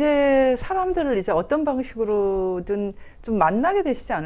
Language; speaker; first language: Korean; native; Korean